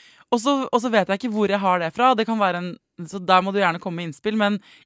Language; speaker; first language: Norwegian; native; Norwegian